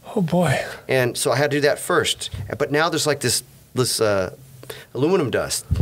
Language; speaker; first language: English; native; English